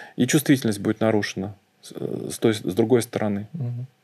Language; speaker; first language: Russian; native; Russian